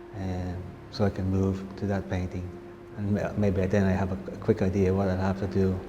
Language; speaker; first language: English; native; English